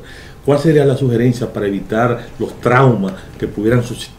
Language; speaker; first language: Spanish; native; Spanish